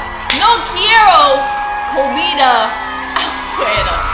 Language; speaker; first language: Spanish; non-native, learner; English